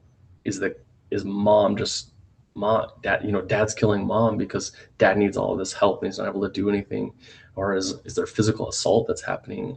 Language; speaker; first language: English; native; English